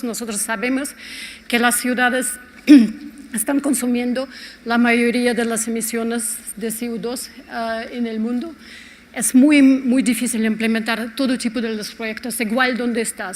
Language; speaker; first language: Spanish; non-native, fluent; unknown